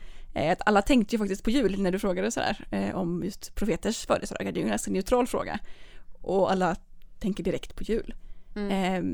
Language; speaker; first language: Swedish; native; Swedish